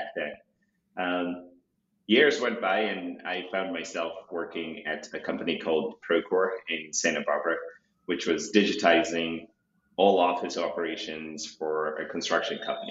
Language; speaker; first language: English; non-native, local second language; Shona